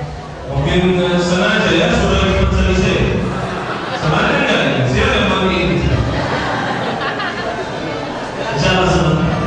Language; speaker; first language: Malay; non-native, fluent; Arabic